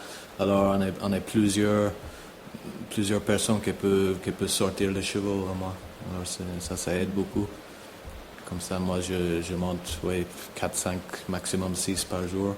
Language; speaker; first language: French; non-native, fluent; English